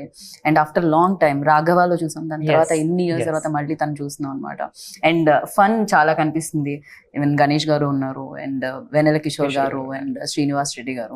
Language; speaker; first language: Telugu; native; Telugu